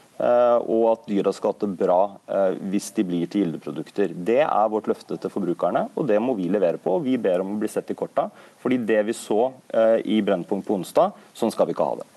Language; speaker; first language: Norwegian; native; Norwegian